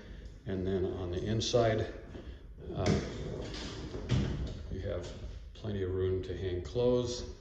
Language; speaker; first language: English; native; English